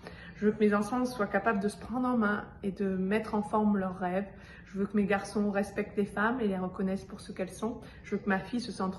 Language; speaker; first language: French; native; French